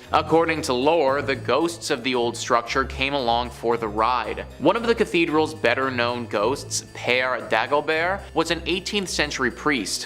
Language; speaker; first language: English; native; English